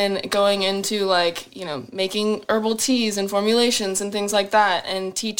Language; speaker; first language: English; native; English